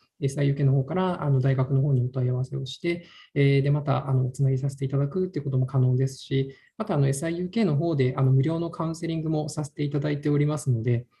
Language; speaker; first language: Japanese; native; Japanese